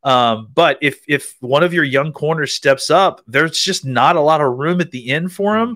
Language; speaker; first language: English; native; English